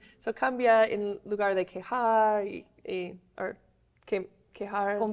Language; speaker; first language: Spanish; non-native, fluent; English